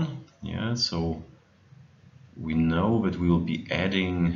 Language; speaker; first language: English; non-native, fluent; German